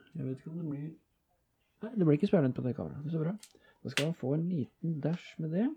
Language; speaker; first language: Norwegian; native; Norwegian